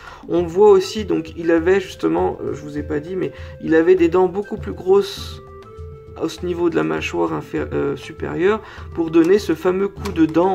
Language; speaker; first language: French; native; French